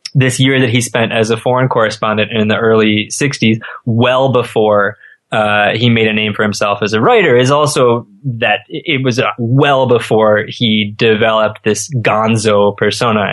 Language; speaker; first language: English; native; English